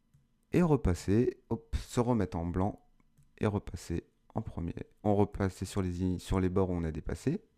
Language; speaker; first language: French; native; French